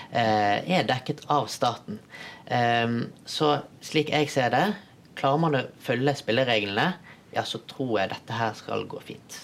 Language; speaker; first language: Norwegian; early bilingual, other home language; Tamil